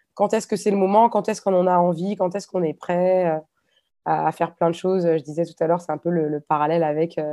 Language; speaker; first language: French; native; French